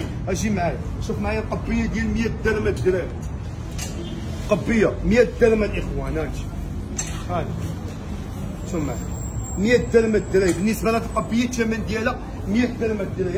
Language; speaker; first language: Arabic; native; Arabic